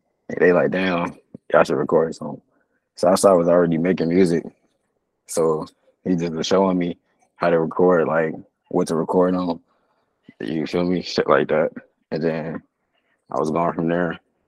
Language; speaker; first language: English; native; English